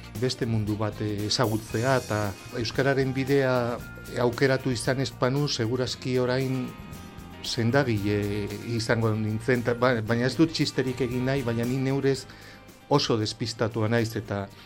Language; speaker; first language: Basque; non-native, local second language; Spanish